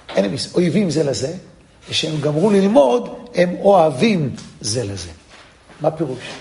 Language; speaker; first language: Hebrew; non-native, fluent; English